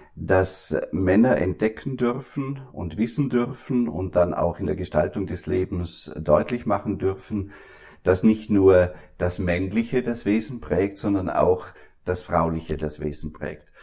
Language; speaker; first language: German; native; German